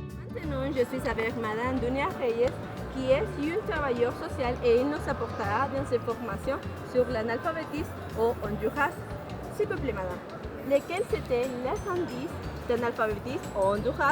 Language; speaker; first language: French; non-native, learner; Spanish